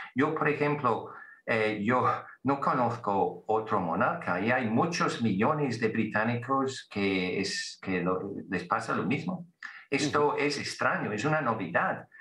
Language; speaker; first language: Spanish; non-native, fluent; English